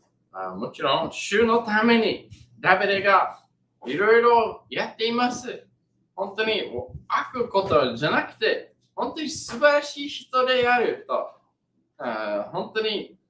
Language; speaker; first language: Japanese; non-native, learner; English